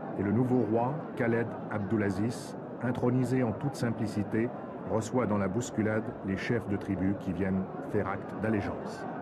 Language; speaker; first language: French; native; French